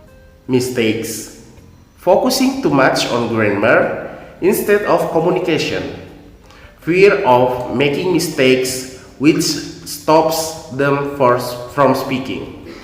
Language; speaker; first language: English; non-native, fluent; Indonesian